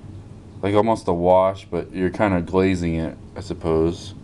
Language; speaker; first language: English; native; English